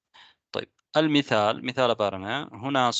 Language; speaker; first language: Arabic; non-native, fluent; Tamil